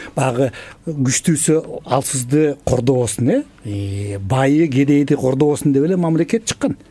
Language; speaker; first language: Kyrgyz; native; Kyrgyz